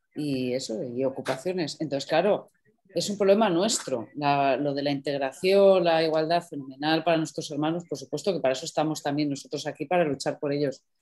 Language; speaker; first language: Spanish; native; Spanish